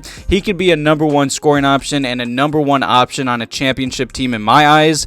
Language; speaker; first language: English; native; English